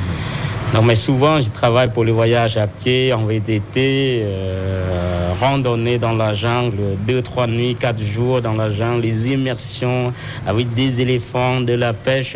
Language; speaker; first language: French; non-native, fluent; Khmer